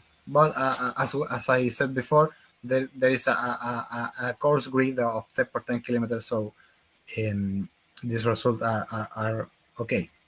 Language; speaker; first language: English; non-native, learner; Spanish